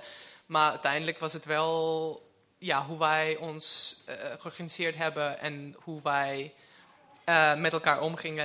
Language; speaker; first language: Dutch; non-native, fluent; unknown